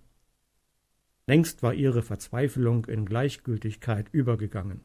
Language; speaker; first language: German; native; German